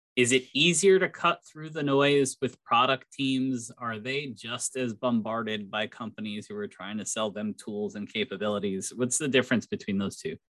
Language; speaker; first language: English; native; English